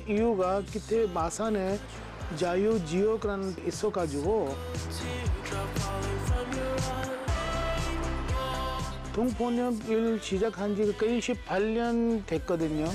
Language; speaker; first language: Korean; non-native, fluent; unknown